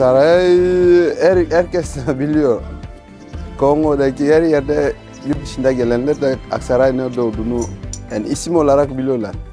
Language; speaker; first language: Turkish; non-native, fluent; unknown